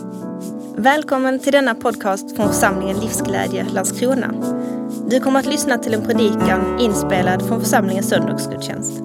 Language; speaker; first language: Swedish; native; Swedish